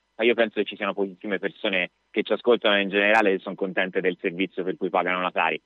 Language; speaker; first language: Italian; native; Italian